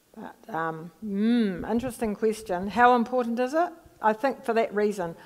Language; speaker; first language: English; native; English